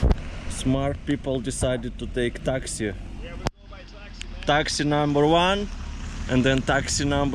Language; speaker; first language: English; non-native, fluent; Russian